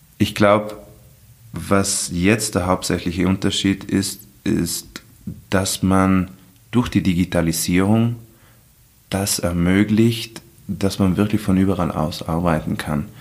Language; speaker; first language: German; non-native, local second language; Ladin